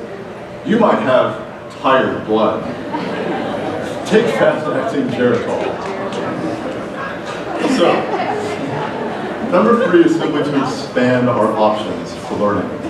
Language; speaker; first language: English; native; English